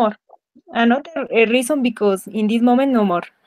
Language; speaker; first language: English; non-native, learner; Spanish